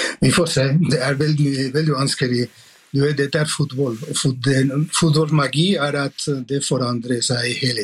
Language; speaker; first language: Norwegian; non-native, fluent; Spanish